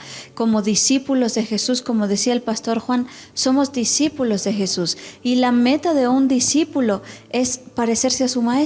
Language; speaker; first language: Spanish; native; Spanish